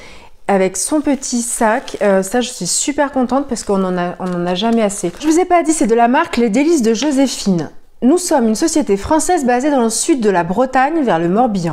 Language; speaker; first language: French; native; French